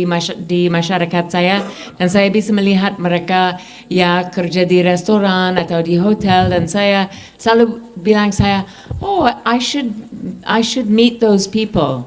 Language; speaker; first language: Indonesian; non-native, fluent; English